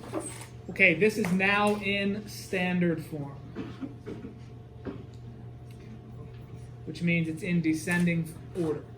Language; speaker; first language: English; native; English